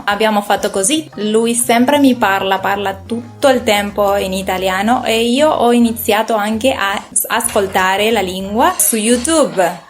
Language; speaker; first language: Italian; non-native, learner; Spanish